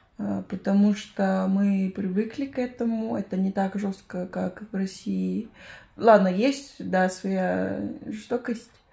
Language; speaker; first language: Russian; non-native, fluent; Spanish